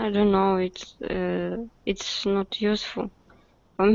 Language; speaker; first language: English; non-native, learner; Russian